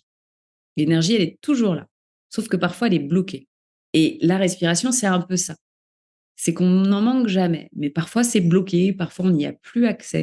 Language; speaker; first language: French; native; French